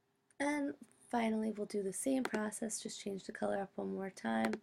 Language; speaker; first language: English; native; English